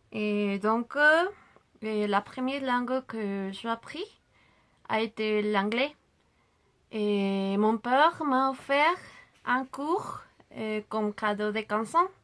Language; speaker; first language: French; non-native, learner; Spanish